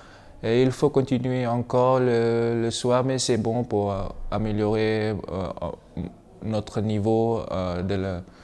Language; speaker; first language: French; non-native, learner; Malay